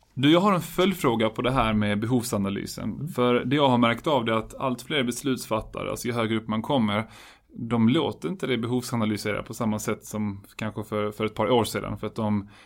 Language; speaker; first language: Swedish; native; Swedish